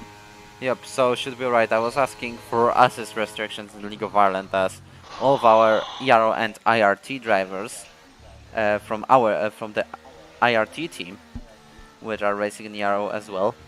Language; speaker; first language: English; non-native, fluent; Polish